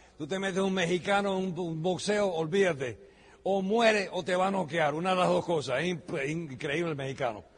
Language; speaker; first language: Spanish; early bilingual, heritage; Spanish